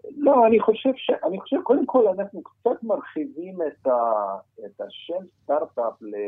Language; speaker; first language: Hebrew; non-native, fluent; Russian